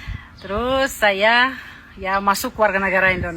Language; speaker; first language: Indonesian; non-native, fluent; Russian